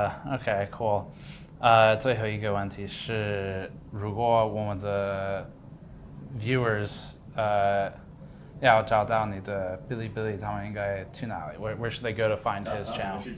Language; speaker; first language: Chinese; non-native, learner; English